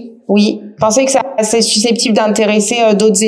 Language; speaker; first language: French; native; French